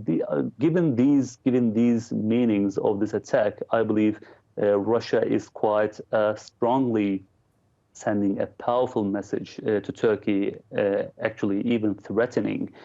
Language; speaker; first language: English; non-native, fluent; Turkish